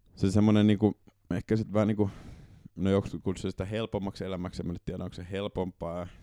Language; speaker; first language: Finnish; native; Finnish